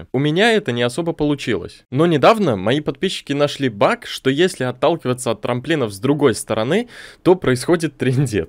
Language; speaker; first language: Russian; native; Russian